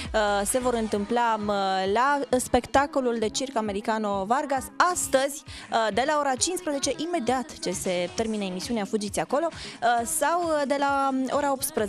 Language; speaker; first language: Romanian; native; Romanian